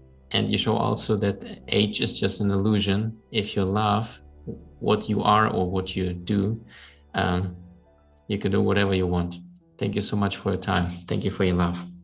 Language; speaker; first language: English; non-native, fluent; German